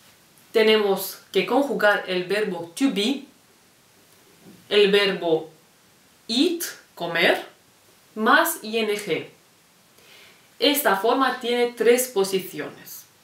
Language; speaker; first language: Spanish; non-native, fluent; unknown